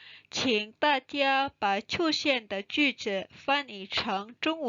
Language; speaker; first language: Chinese; non-native, fluent; Indonesian